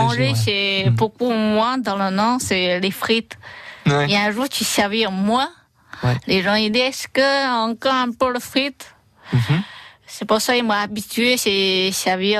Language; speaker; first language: French; non-native, learner; Chinese